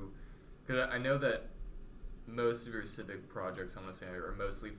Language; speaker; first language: English; native; English